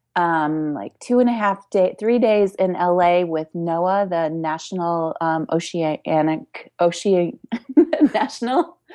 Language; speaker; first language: English; native; English